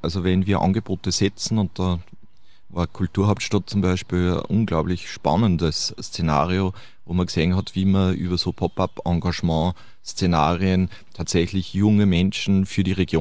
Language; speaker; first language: German; native; German